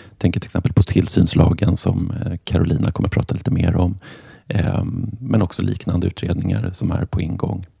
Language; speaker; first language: Swedish; native; Swedish